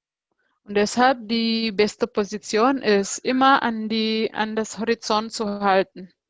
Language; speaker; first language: German; non-native, fluent; Indonesian